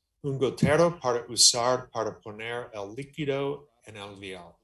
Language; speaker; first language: Spanish; non-native, learner; English